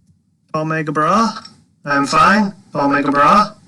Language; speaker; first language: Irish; non-native, local second language; English